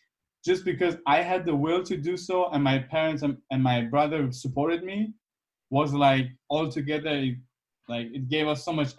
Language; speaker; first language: English; non-native, fluent; German